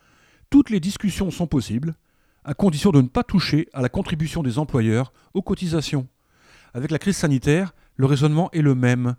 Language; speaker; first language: French; native; French